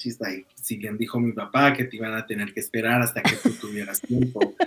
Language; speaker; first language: Spanish; early bilingual, other home language; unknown